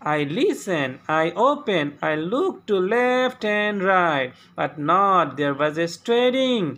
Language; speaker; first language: English; non-native, local second language; Assamese